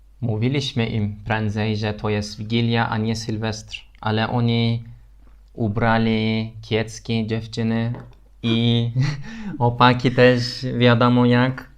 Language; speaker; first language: Polish; non-native, learner; Turkish